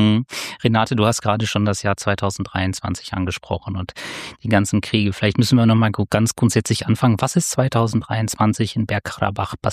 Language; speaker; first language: German; native; German